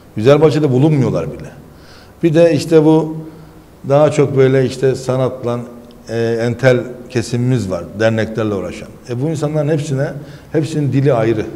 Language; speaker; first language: Turkish; native; Turkish